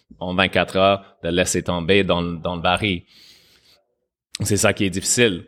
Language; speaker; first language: French; non-native, fluent; English